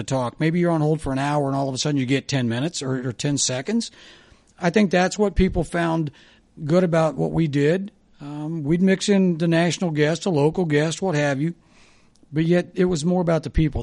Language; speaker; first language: English; native; English